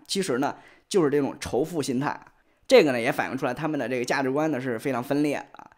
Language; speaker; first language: Chinese; native; Chinese